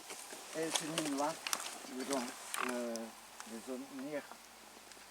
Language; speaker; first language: French; non-native, learner; Portuguese